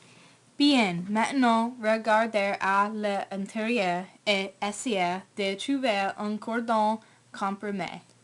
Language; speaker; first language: French; non-native, learner; English